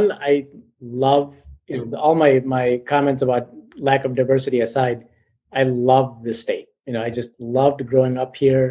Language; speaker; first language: English; native; English